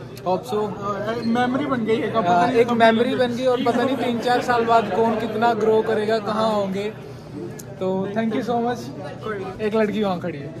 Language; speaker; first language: Hindi; non-native, local second language; Dogri